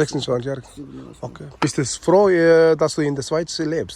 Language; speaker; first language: German; non-native, fluent; Tamil